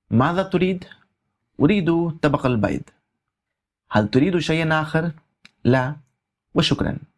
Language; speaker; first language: Arabic; non-native, fluent; Urdu